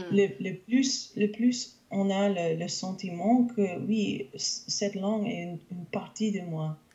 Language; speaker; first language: French; non-native, fluent; English